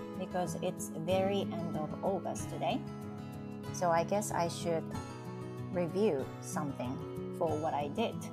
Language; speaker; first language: English; non-native, fluent; Japanese